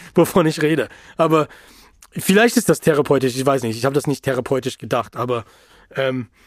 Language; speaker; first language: German; non-native, fluent; English